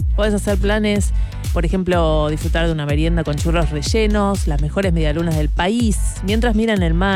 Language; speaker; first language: Spanish; native; Spanish